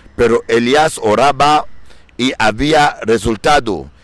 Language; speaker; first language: Spanish; non-native, learner; French